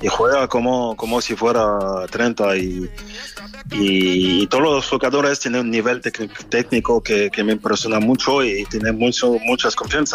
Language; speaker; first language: Spanish; non-native, fluent; French